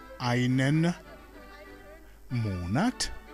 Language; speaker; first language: German; non-native, fluent; Rundi